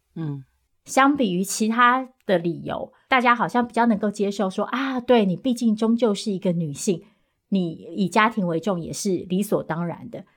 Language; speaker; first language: Chinese; native; Chinese